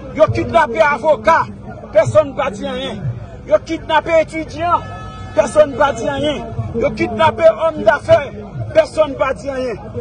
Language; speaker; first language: Haitian Creole; native; Haitian Creole